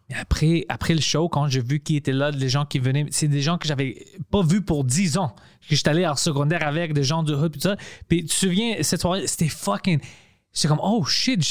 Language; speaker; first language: French; non-native, local second language; English